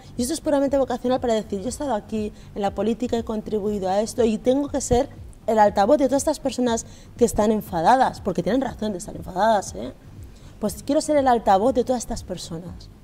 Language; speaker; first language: Spanish; native; Spanish